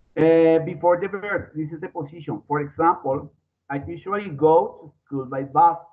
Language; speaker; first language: English; non-native, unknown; Spanish